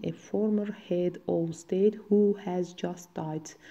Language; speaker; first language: English; non-native, fluent; Azerbaijani